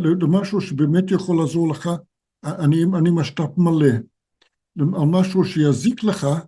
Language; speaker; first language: Hebrew; non-native, fluent; English